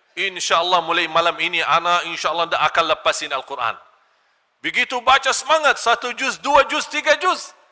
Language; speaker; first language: Malay; non-native, fluent; Arabic